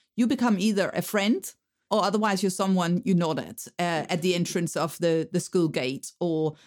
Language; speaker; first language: English; non-native, fluent; Danish